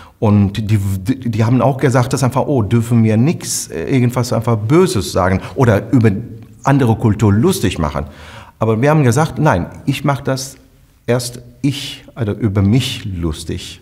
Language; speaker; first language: German; non-native, fluent; Turkish